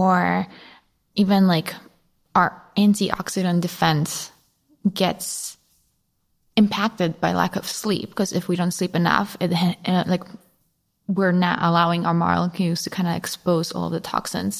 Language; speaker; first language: English; non-native, fluent; Polish